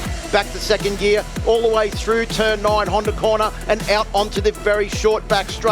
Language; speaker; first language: English; native; English